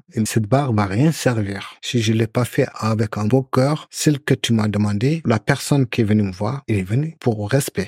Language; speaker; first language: French; non-native, local second language; Soninke